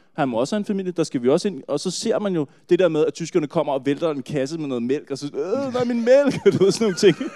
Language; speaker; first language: Danish; native; Danish